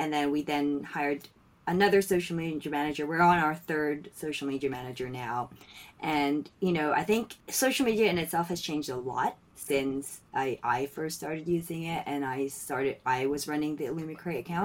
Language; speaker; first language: English; non-native, local second language; Filipino